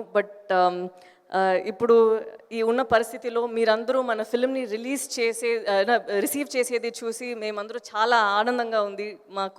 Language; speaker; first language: Telugu; non-native, fluent; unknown